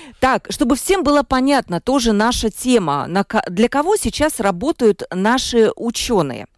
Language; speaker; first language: Russian; native; Russian